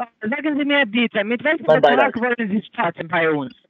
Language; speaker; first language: German; non-native, learner; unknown